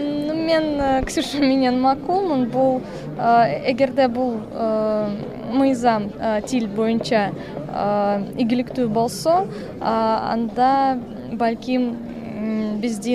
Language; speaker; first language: Kyrgyz; non-native, learner; Russian